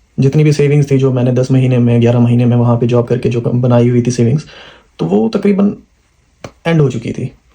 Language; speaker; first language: Urdu; non-native, local second language; Punjabi